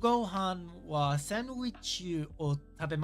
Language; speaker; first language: Japanese; non-native, learner; English